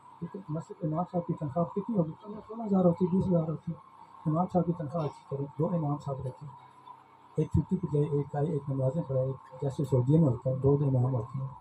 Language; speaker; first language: Urdu; non-native, local second language; Punjabi